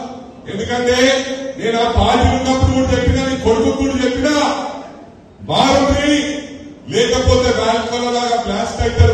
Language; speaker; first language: Telugu; native; Telugu